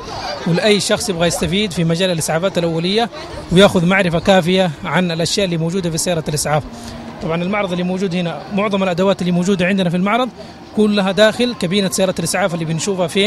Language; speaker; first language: Arabic; native; Arabic